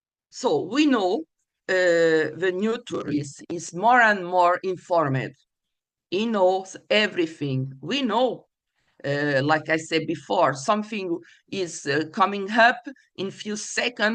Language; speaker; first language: English; non-native, fluent; Portuguese